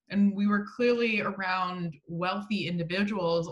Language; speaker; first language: English; native; English